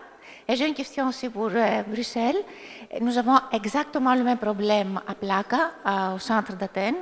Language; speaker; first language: French; non-native, fluent; Greek